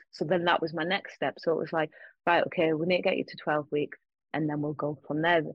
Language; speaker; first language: English; native; English